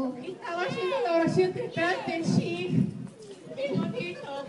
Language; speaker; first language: Spanish; non-native, learner; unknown